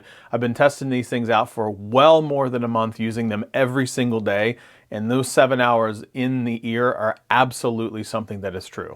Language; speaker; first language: English; native; English